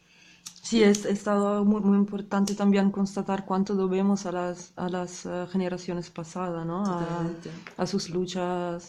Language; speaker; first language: Spanish; non-native, learner; Italian